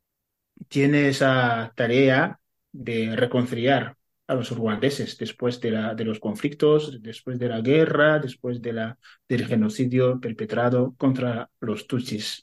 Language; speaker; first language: Spanish; non-native, fluent; Kinyarwanda